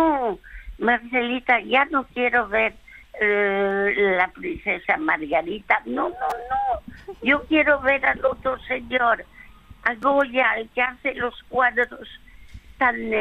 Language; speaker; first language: Spanish; early bilingual, other home language; French